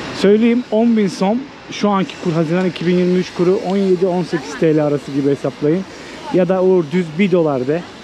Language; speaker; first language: Turkish; native; Turkish